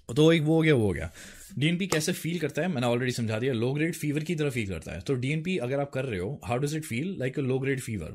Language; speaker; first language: Hindi; native; Hindi